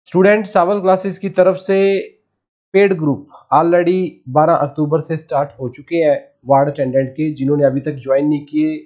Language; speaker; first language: Hindi; non-native, local second language; Punjabi